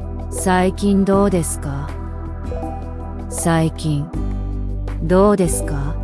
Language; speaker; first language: Japanese; non-native, learner; English